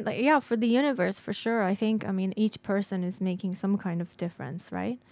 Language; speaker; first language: English; non-native, fluent; Japanese